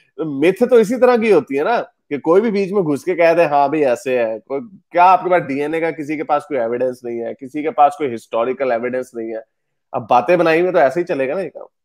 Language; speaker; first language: Urdu; native; Urdu